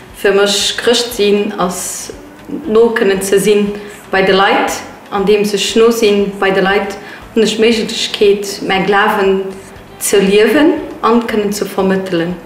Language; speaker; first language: Luxembourgish; non-native, fluent; Portuguese